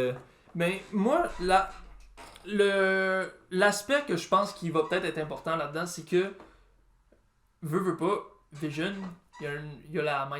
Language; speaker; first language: French; native; French